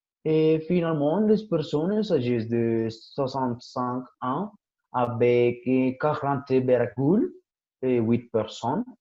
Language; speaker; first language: French; non-native, learner; Spanish